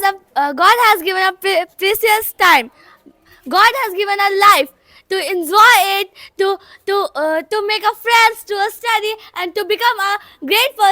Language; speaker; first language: English; non-native, learner; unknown